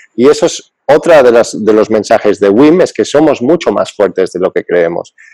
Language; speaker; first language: Spanish; early bilingual, other home language; English